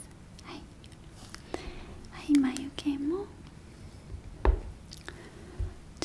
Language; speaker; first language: Japanese; non-native, learner; Korean